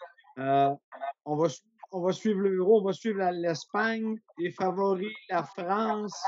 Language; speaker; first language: French; native; French